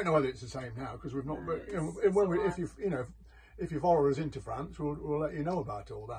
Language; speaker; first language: English; native; English